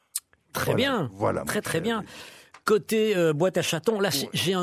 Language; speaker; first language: French; native; French